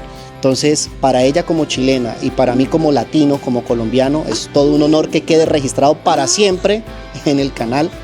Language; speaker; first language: Spanish; native; Spanish